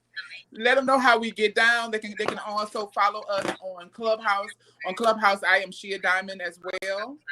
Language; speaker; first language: English; native; English